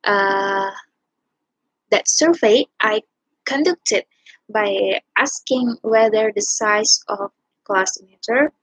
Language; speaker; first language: English; non-native, learner; Indonesian